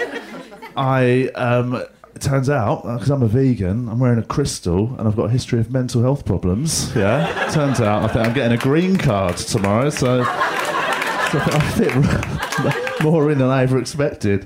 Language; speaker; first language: English; native; English